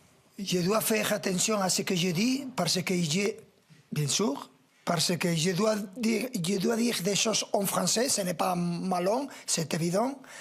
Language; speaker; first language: French; non-native, fluent; Spanish